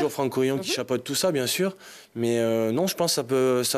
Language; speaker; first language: French; native; French